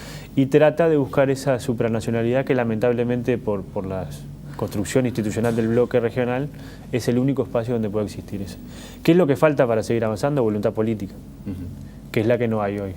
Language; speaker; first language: Spanish; native; Spanish